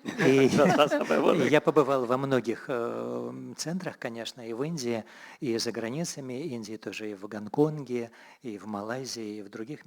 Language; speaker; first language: Russian; non-native, learner; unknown